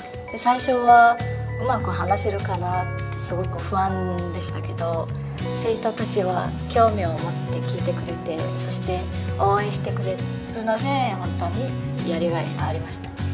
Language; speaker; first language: Japanese; non-native, fluent; Mongolian